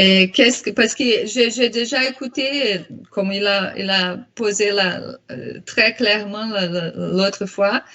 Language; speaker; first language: French; non-native, fluent; Portuguese